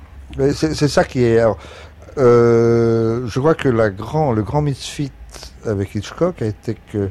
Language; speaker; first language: French; native; French